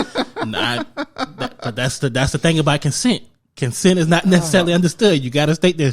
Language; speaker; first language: English; native; English